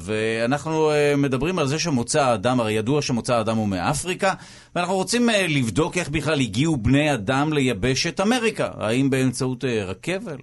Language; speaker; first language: Hebrew; native; Hebrew